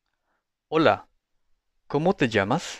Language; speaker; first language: Spanish; non-native, fluent; Japanese